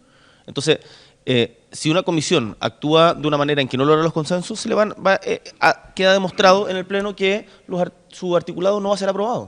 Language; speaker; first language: Spanish; native; Spanish